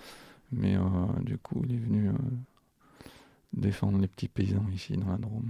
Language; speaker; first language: French; native; French